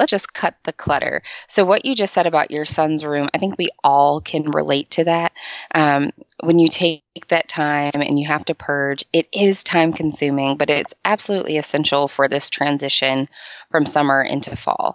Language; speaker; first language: English; native; English